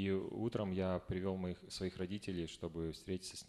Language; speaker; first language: Russian; native; Russian